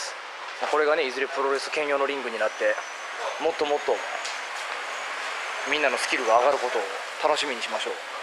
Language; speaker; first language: Japanese; native; Japanese